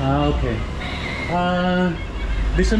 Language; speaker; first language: Indonesian; non-native, learner; English